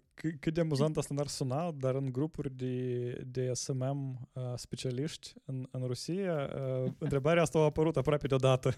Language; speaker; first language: Romanian; non-native, local second language; Russian